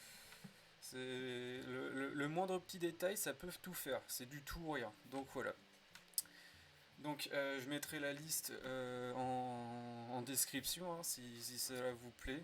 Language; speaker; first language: French; native; French